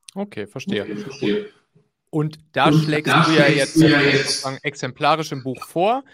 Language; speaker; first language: German; native; German